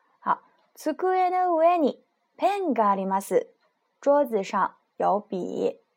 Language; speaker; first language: Japanese; non-native, fluent; Chinese